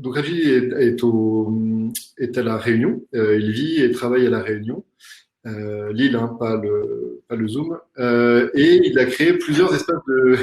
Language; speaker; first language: French; native; French